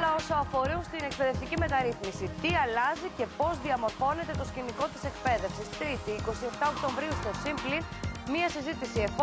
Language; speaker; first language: Greek; native; Greek